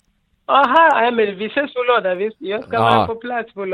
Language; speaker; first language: Swedish; non-native, learner; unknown